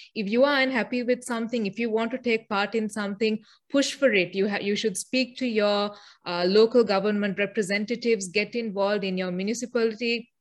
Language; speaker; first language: English; non-native, local second language; Sinhala